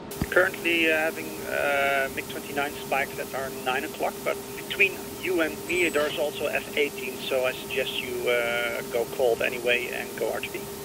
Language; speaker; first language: English; non-native, fluent; Dutch